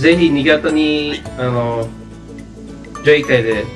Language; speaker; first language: Japanese; non-native, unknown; Filipino